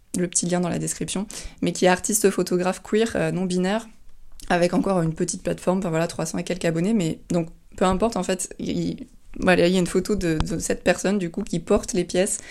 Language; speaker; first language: French; native; French